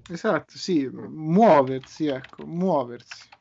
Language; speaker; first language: Italian; native; Italian